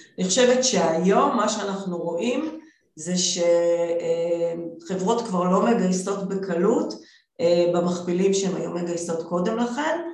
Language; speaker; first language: Hebrew; native; Hebrew